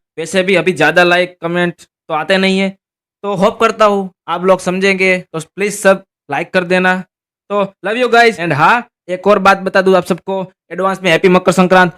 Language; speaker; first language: Hindi; native; Hindi